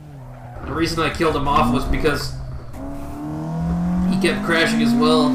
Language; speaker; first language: English; native; English